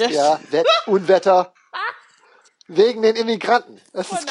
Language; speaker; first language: German; non-native, fluent; English